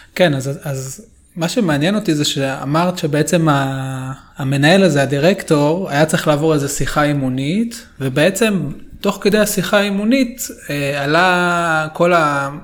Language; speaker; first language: Hebrew; native; Hebrew